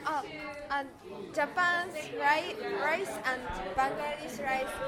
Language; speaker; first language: English; non-native, learner; Japanese